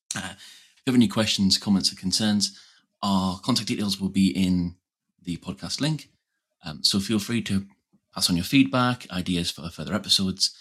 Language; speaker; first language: English; native; English